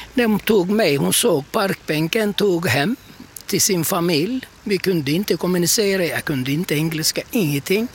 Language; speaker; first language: Swedish; non-native, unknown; Turkish